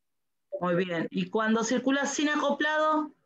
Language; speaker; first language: Spanish; native; Spanish